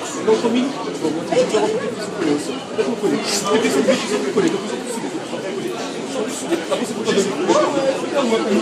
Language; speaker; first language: French; native; French